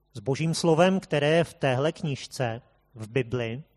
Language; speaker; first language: Czech; native; Czech